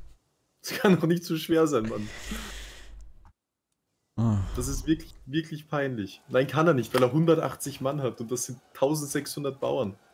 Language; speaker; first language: German; native; German